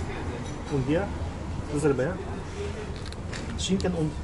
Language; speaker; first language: German; non-native, learner; Russian